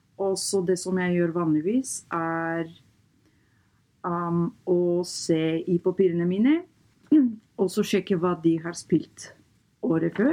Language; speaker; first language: Norwegian; non-native, fluent; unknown